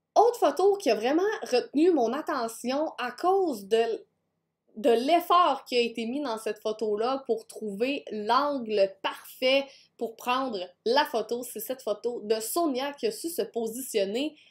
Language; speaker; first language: French; native; French